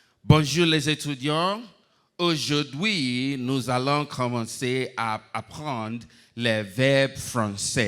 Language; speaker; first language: French; non-native, learner; Igbo